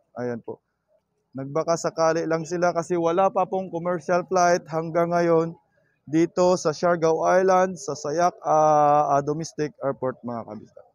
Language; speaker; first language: Filipino; non-native, local second language; Cebuano